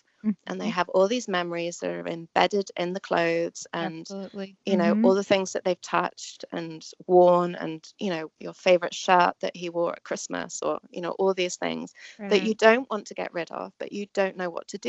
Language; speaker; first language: English; native; English